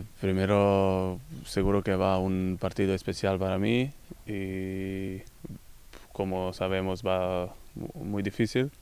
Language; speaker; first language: Spanish; non-native, fluent; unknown